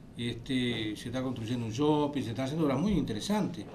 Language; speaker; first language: Spanish; native; Spanish